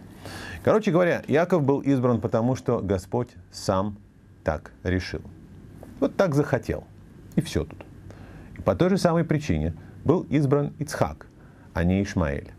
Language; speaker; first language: Russian; native; Russian